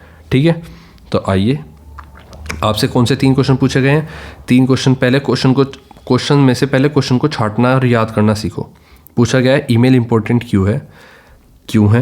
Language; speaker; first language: Hindi; native; Hindi